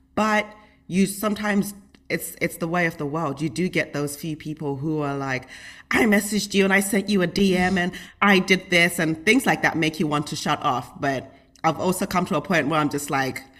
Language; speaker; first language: English; native; English